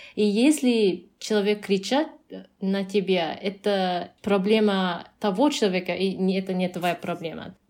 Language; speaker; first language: Russian; non-native, fluent; Japanese